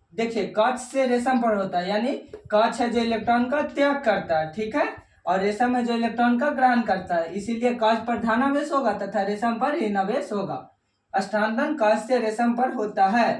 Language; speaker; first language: Hindi; native; Hindi